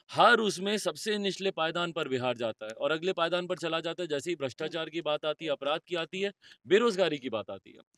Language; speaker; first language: Hindi; native; Hindi